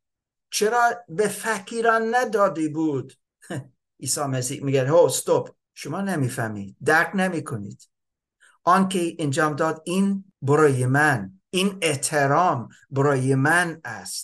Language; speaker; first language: Persian; non-native, fluent; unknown